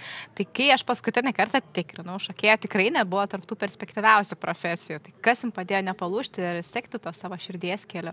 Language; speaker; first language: Lithuanian; native; Lithuanian